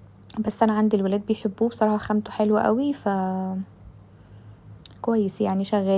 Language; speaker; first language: Arabic; native; Arabic